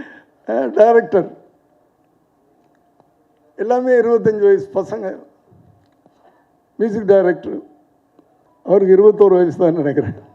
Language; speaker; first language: Tamil; native; Tamil